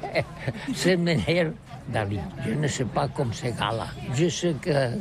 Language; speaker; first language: French; non-native, learner; Catalan